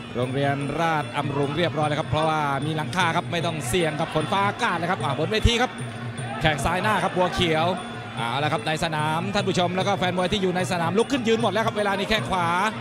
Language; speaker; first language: Thai; native; Thai